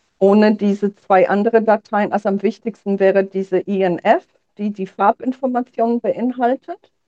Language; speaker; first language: German; non-native, fluent; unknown